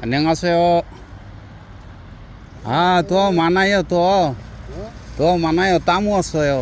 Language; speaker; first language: Korean; non-native, learner; Bangla